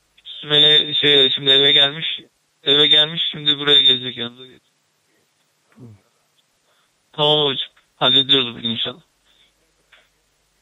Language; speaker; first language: Turkish; native; Turkish